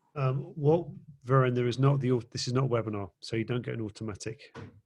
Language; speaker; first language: English; native; English